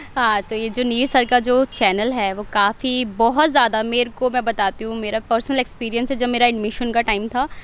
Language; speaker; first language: Hindi; native; Hindi